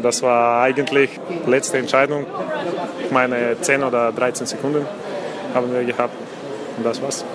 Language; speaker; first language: German; non-native, learner; Russian